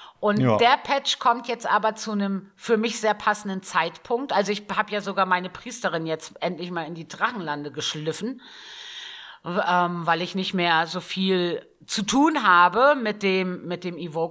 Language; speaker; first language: German; native; German